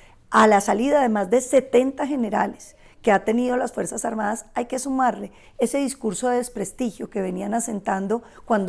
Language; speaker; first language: Spanish; native; Spanish